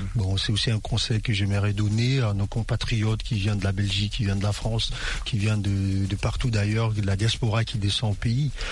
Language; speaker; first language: French; non-native, local second language; Lingala